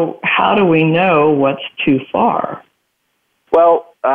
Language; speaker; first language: English; native; English